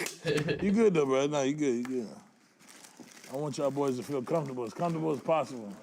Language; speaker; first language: English; native; English